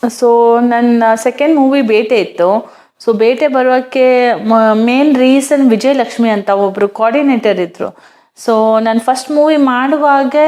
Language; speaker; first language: Kannada; non-native, fluent; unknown